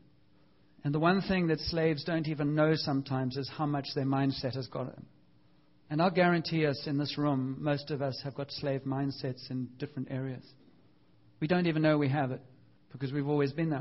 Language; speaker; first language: English; native; English